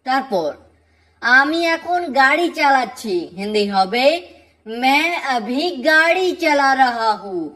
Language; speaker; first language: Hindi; non-native, fluent; Bangla